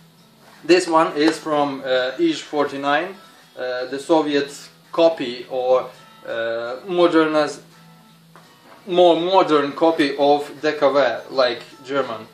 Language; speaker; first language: English; non-native, fluent; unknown